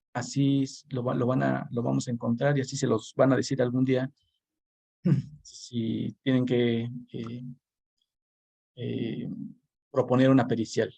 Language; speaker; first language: Spanish; native; Spanish